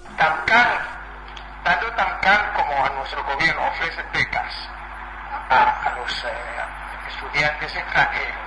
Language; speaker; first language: Spanish; non-native, fluent; Chinese